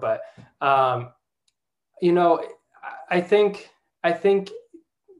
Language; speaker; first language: English; native; English